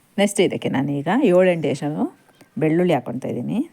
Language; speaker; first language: Kannada; native; Kannada